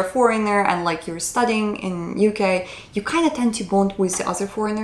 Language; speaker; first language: English; non-native, fluent; Russian